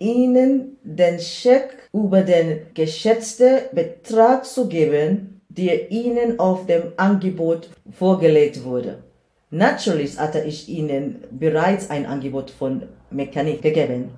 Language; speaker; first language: German; non-native, learner; English